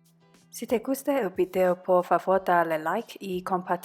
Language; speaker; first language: Spanish; non-native, fluent; Cantonese